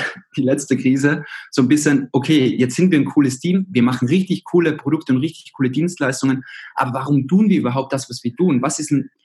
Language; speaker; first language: German; native; German